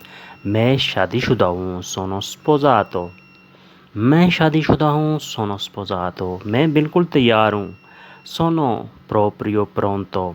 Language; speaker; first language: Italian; non-native, learner; Urdu